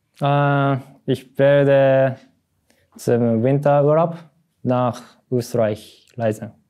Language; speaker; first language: German; non-native, learner; Japanese